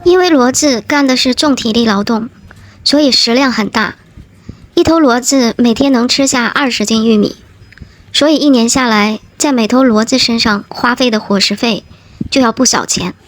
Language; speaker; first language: Chinese; native; Chinese